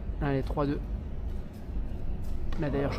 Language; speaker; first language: French; native; French